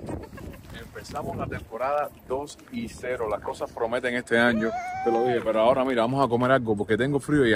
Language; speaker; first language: Spanish; native; Spanish